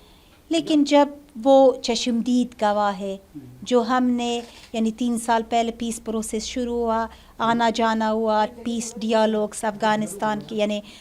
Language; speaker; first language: Hindi; non-native, learner; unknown